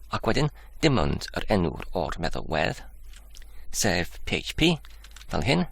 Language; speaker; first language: Welsh; non-native, learner; Polish